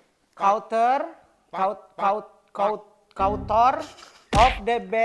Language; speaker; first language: English; non-native, learner; Indonesian